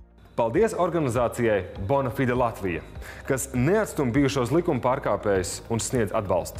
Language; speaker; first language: Latvian; native; Latvian